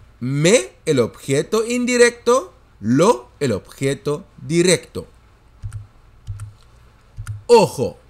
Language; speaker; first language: Spanish; non-native, fluent; Dutch